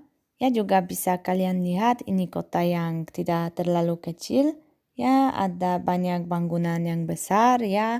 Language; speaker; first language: Indonesian; non-native, fluent; Polish